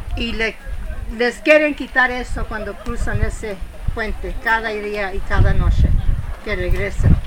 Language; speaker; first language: Spanish; early bilingual, heritage; Spanish